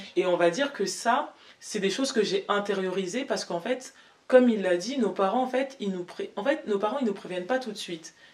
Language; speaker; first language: French; native; French